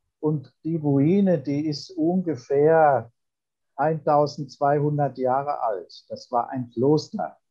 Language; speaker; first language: German; native; German